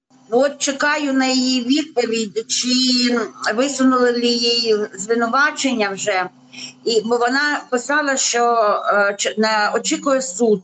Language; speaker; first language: Ukrainian; non-native, local second language; Russian